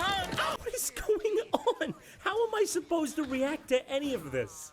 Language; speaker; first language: English; native; English